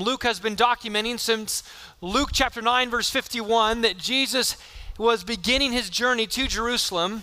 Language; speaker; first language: English; native; English